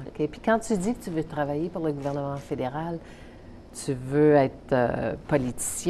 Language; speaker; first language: French; native; French